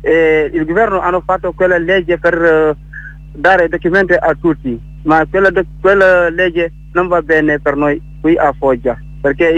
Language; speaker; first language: Italian; non-native, learner; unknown